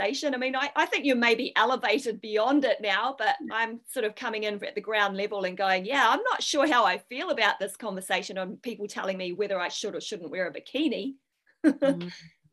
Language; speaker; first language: English; native; English